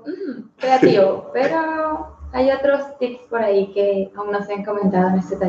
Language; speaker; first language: Spanish; native; Spanish